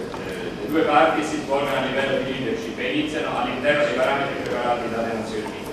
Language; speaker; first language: Italian; native; Italian